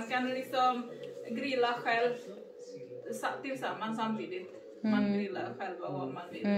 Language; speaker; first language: Swedish; non-native, fluent; Indonesian